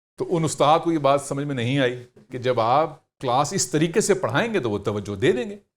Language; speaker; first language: Urdu; native; Urdu